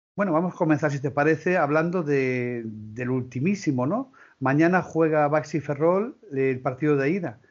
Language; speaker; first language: Spanish; non-native, local second language; Galician